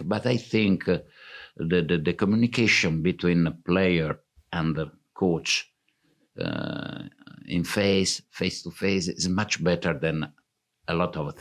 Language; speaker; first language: English; non-native, fluent; Italian